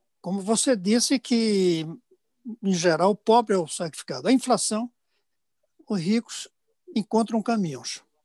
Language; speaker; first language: Portuguese; native; Portuguese